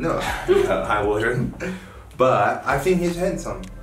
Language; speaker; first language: English; non-native, fluent; Portuguese